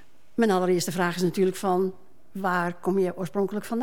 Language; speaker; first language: Dutch; native; Dutch